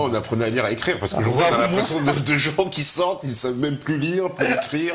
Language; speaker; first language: French; native; French